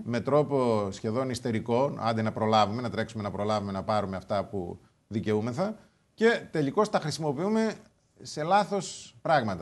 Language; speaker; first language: Greek; native; Greek